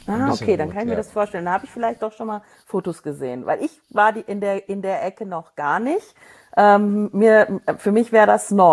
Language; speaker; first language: German; native; German